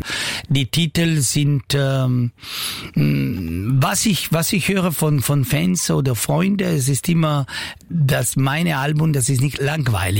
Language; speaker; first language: German; non-native, fluent; Italian